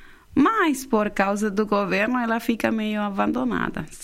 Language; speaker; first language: Portuguese; non-native, fluent; Spanish